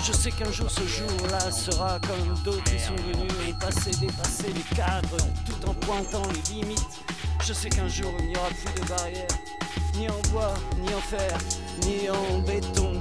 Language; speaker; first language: French; native; French